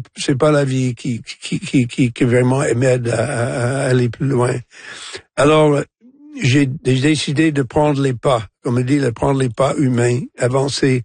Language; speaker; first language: French; non-native, local second language; English